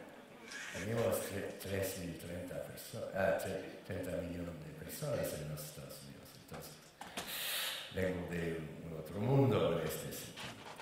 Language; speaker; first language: Spanish; non-native, fluent; English